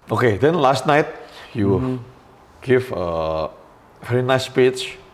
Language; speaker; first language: English; non-native, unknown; Indonesian